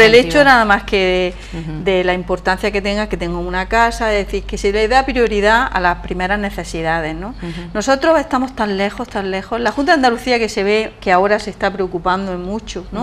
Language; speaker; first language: Spanish; native; Spanish